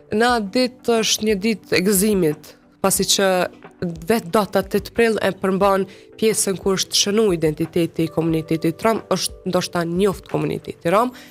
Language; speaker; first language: Albanian; non-native, local second language; Romany